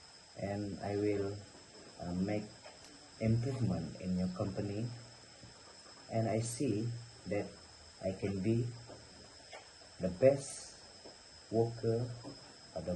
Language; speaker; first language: English; non-native, learner; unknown